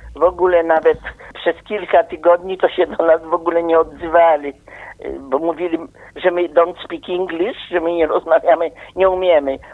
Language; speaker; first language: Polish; native; Polish